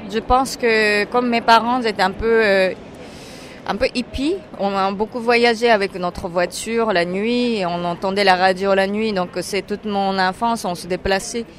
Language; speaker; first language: French; non-native, fluent; Japanese